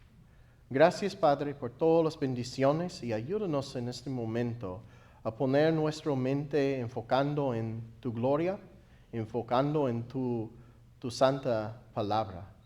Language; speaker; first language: Spanish; non-native, fluent; English